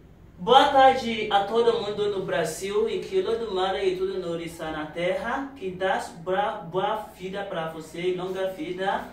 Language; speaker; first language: Portuguese; non-native, learner; Yoruba